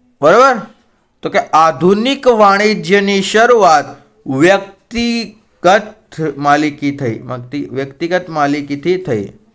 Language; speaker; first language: Gujarati; native; Gujarati